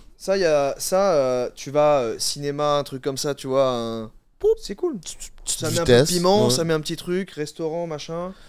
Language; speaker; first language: French; native; French